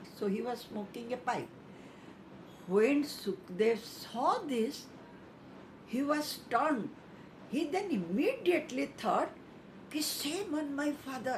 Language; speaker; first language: English; non-native, local second language; Odia